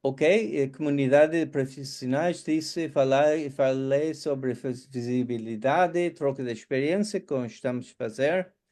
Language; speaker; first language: Portuguese; non-native, fluent; English